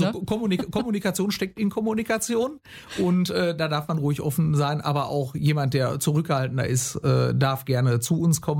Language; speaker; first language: German; native; German